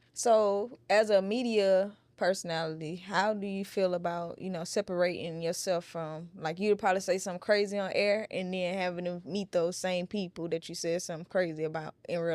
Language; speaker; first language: English; native; English